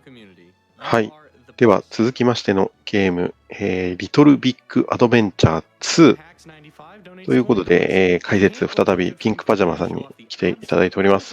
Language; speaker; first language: Japanese; native; Japanese